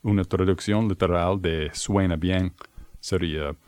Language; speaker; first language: Spanish; non-native, fluent; English